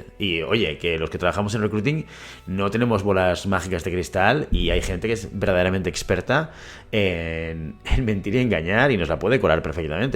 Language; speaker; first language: Spanish; native; Spanish